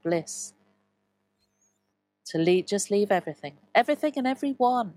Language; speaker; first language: English; native; English